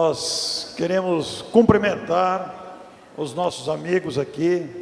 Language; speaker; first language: Portuguese; native; Portuguese